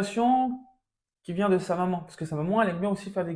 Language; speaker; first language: French; native; French